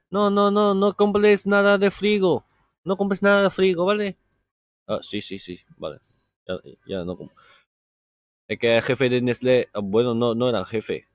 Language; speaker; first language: Spanish; non-native, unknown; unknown